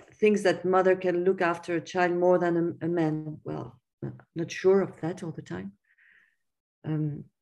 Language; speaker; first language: English; non-native, fluent; French